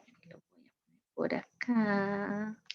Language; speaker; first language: Spanish; native; Spanish